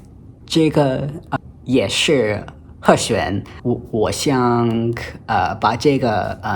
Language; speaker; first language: Chinese; non-native, fluent; English